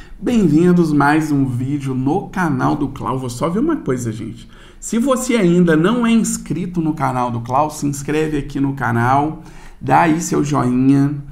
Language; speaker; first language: Portuguese; native; Portuguese